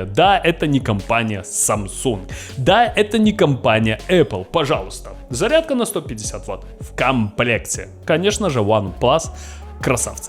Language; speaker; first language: Russian; native; Russian